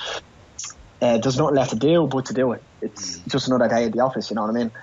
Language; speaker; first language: English; native; English